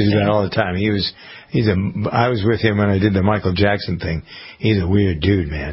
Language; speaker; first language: English; native; English